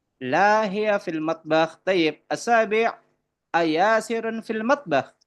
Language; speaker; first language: Arabic; non-native, fluent; Indonesian